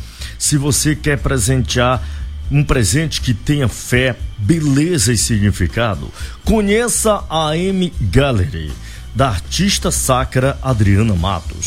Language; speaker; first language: Portuguese; native; Portuguese